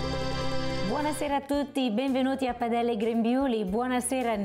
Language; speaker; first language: Italian; early bilingual, heritage; Italian